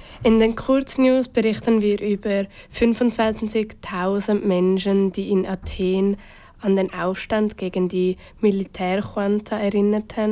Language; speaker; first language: German; native; German